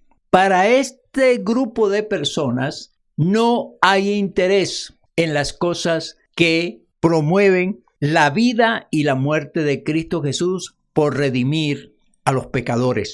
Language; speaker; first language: Spanish; native; Spanish